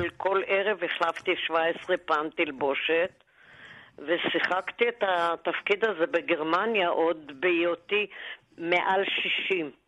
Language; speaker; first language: Hebrew; early bilingual, other home language; German